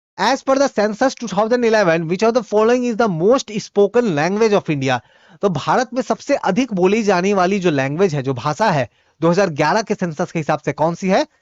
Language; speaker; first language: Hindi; non-native, local second language; Bhojpuri